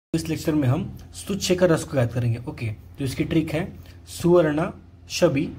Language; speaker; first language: Hindi; non-native, local second language; Marathi